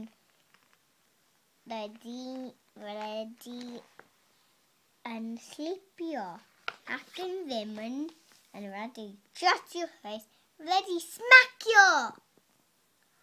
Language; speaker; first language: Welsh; non-native, local second language; English